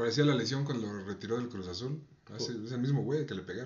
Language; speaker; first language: Spanish; native; Spanish